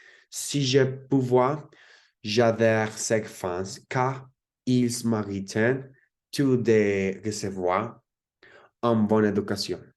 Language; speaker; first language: French; non-native, learner; Spanish